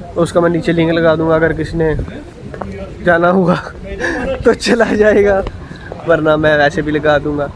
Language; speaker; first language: Urdu; non-native, local second language; Punjabi